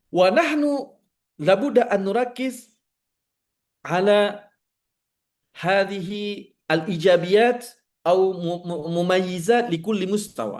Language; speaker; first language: Arabic; non-native, fluent; Indonesian